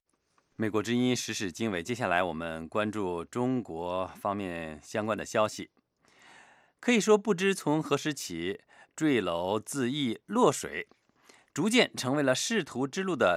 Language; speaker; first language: Chinese; native; Chinese